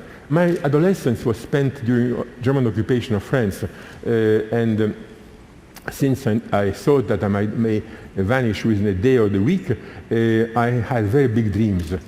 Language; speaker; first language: English; non-native, fluent; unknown